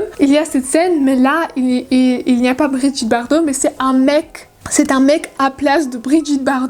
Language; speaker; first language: French; non-native, learner; Russian